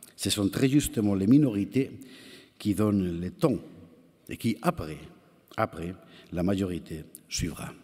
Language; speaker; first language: French; non-native, fluent; Spanish